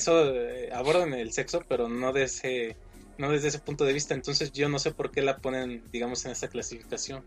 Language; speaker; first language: Spanish; native; Spanish